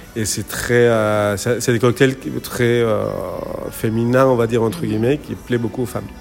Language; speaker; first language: French; non-native, fluent; Spanish